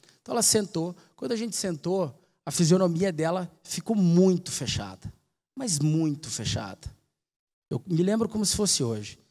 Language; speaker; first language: Portuguese; native; Portuguese